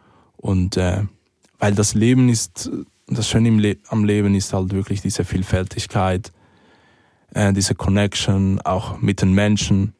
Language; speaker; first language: German; early bilingual, other home language; Spanish